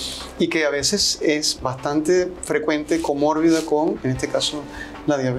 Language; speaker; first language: Spanish; native; Spanish